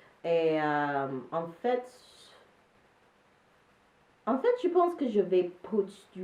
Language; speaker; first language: French; non-native, learner; English